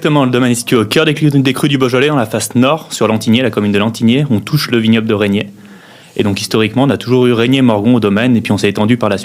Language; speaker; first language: French; native; French